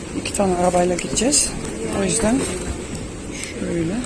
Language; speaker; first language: Turkish; non-native, fluent; Dutch